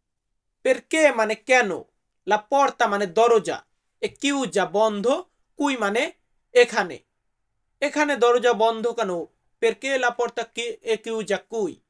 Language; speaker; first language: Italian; non-native, learner; Bangla